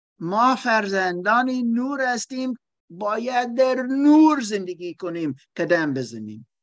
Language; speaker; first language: Persian; non-native, learner; German